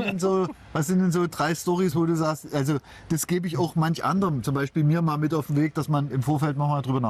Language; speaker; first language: German; native; German